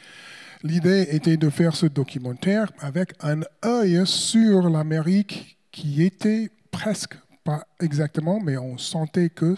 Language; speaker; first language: French; non-native, fluent; English